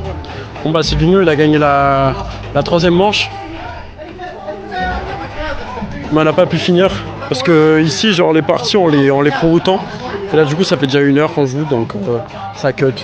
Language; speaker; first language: French; native; French